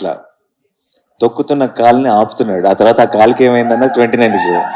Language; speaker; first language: Telugu; native; Telugu